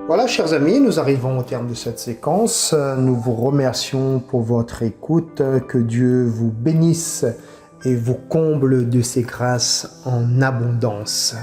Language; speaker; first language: French; native; French